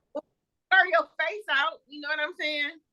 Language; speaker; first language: English; native; English